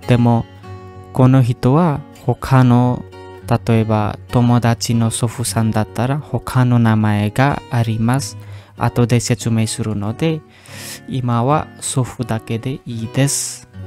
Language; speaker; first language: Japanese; non-native, fluent; Indonesian